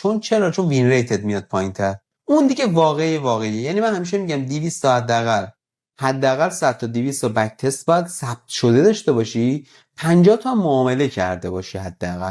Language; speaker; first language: Persian; native; Persian